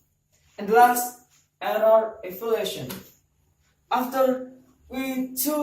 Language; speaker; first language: English; non-native, learner; Indonesian